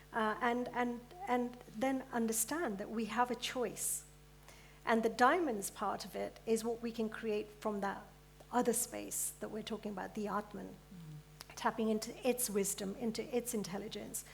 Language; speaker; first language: English; early bilingual, other home language; Gujarati